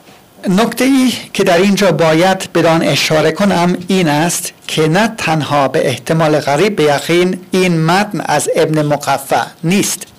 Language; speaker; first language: Persian; non-native, fluent; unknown